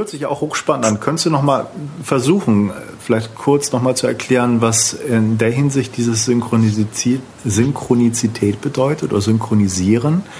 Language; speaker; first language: German; native; German